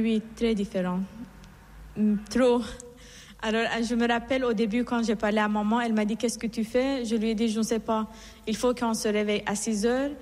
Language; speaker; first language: French; non-native, fluent; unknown